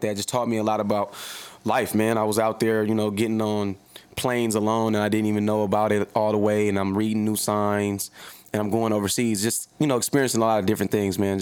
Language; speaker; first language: English; native; English